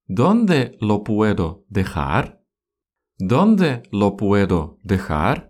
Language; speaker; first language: Spanish; non-native, fluent; Russian